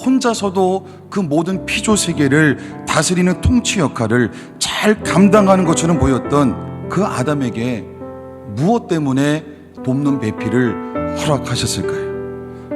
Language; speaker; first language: Korean; native; Korean